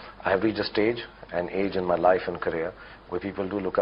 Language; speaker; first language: English; non-native, local second language; Hindi